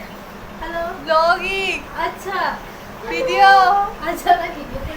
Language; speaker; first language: Hindi; non-native, local second language; Assamese